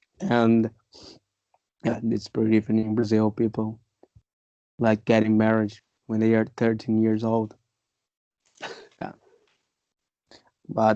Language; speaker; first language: English; non-native, fluent; Portuguese